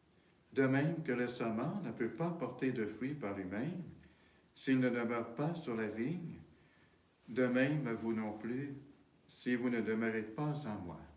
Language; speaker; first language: French; native; French